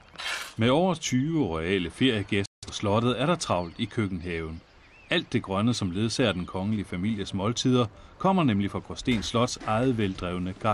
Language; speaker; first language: Danish; native; Danish